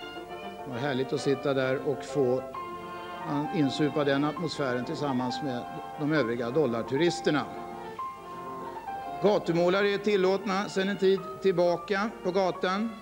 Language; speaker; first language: Swedish; native; Swedish